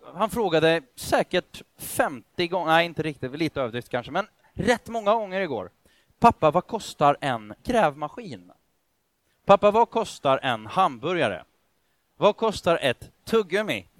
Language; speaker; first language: Swedish; native; Swedish